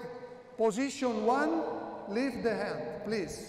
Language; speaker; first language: English; non-native, learner; Italian